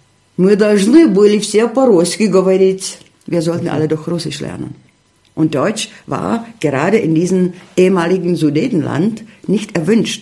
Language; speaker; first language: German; early bilingual, heritage; Czech